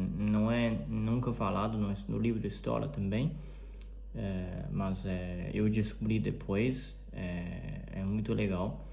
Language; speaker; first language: Portuguese; non-native, learner; Chinese